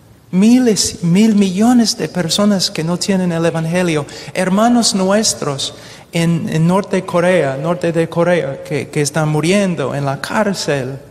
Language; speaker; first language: Spanish; non-native, fluent; English